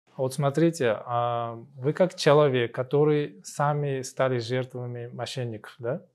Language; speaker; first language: Russian; non-native, local second language; Uzbek